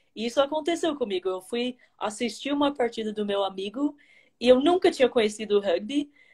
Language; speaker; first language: Portuguese; early bilingual, heritage; English